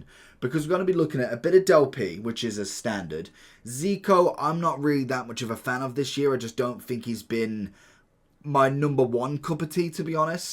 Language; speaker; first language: English; native; English